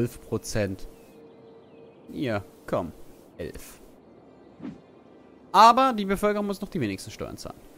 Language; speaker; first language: German; native; German